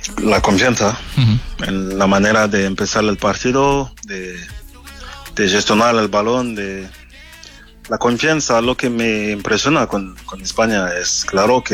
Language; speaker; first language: Spanish; non-native, fluent; French